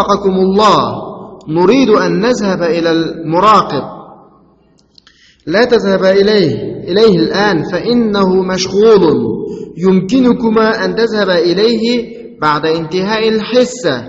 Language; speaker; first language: Arabic; non-native, fluent; Uyghur